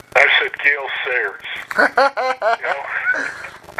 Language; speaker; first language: English; native; English